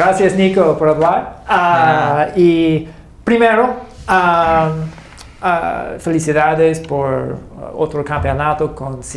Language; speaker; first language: Spanish; non-native, learner; English